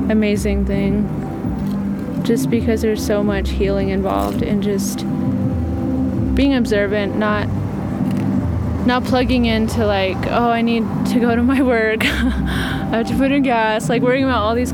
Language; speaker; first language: English; native; English